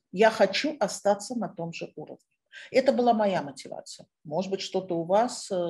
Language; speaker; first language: Russian; native; Russian